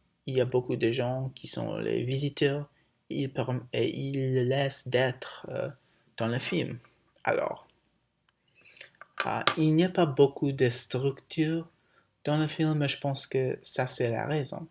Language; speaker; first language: French; non-native, learner; English